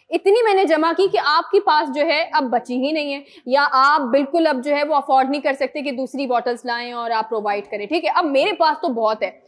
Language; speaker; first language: Urdu; native; Urdu